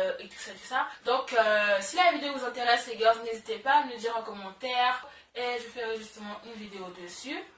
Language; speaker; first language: French; early bilingual, other home language; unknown